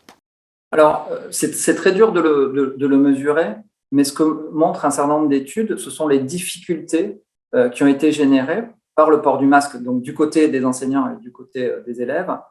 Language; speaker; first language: French; native; French